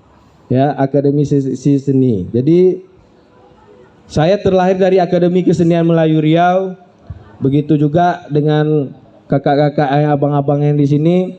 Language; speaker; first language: Indonesian; native; Indonesian